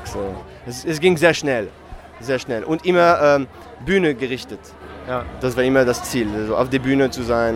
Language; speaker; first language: German; non-native, fluent; French